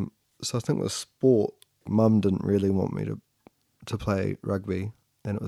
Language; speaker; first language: English; native; English